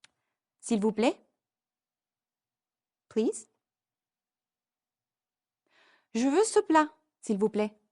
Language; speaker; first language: French; non-native, fluent; English